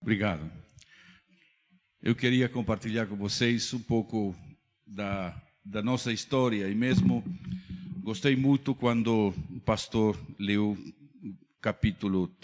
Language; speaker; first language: Portuguese; non-native, fluent; Spanish